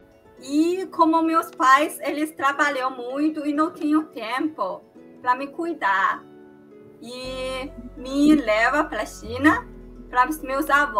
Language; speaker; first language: Portuguese; non-native, learner; Chinese